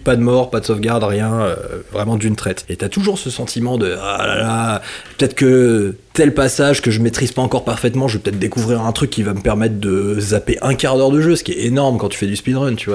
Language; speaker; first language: French; native; French